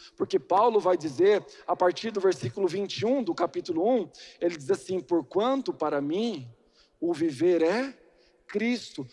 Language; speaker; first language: Portuguese; native; Portuguese